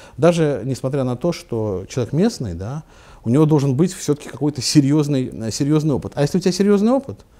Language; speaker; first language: Russian; native; Russian